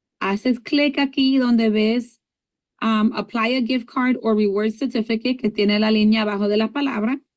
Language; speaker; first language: Spanish; early bilingual, heritage; English